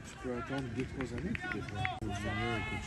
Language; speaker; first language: French; non-native, fluent; English